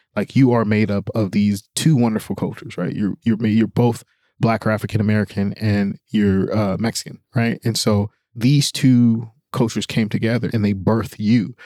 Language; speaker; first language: English; native; English